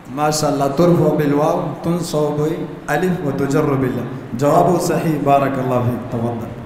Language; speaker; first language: Arabic; non-native, fluent; Urdu